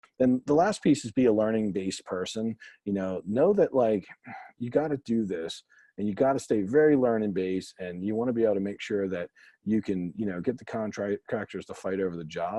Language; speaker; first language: English; native; English